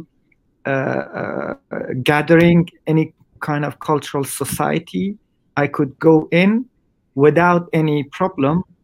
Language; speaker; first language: English; non-native, fluent; Persian